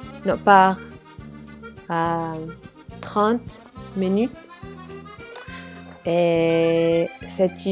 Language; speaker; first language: French; non-native, learner; Arabic